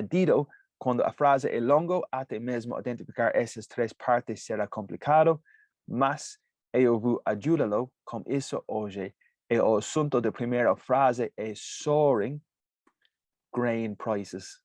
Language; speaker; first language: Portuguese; non-native, fluent; English